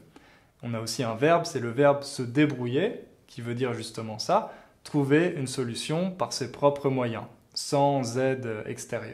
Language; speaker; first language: French; native; French